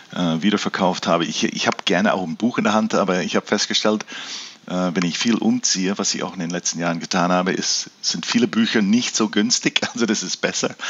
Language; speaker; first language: German; early bilingual, heritage; German